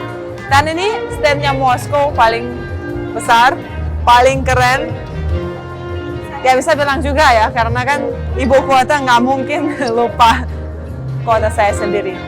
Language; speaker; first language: Indonesian; non-native, fluent; Russian